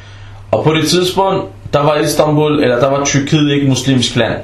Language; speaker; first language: Danish; non-native, fluent; Arabic